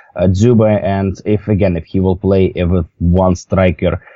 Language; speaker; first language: English; non-native, fluent; Russian